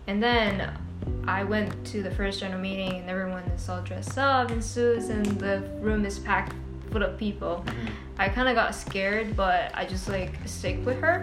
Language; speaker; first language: English; non-native, local second language; Cantonese